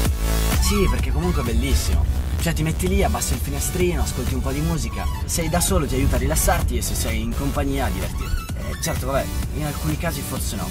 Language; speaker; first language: Italian; native; Italian